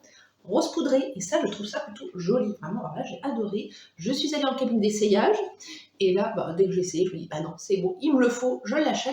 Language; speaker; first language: French; native; French